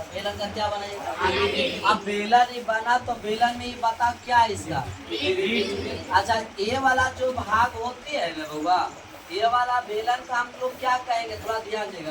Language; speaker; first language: Hindi; native; Hindi